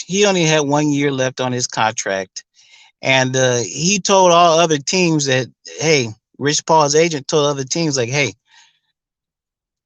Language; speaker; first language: English; native; English